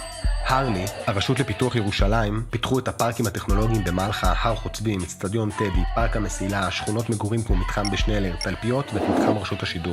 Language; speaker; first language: Hebrew; native; Hebrew